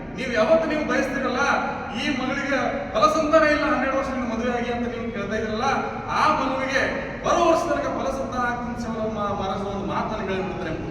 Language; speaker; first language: Kannada; non-native, local second language; Lambadi